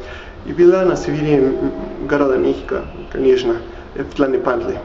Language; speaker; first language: Russian; non-native, learner; Spanish